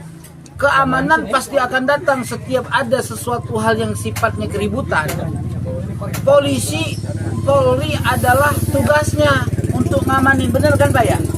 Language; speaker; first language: Indonesian; native; Indonesian